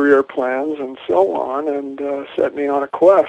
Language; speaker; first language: English; native; English